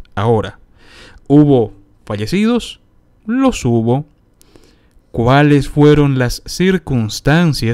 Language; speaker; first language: Spanish; native; Spanish